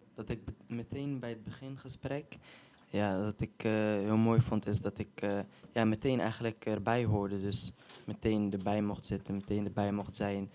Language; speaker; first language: Dutch; early bilingual, other home language; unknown